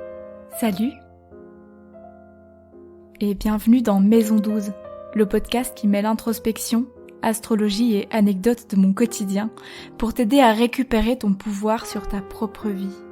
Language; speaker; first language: French; native; French